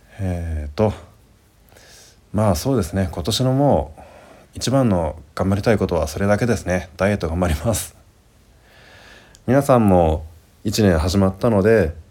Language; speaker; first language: Japanese; native; Japanese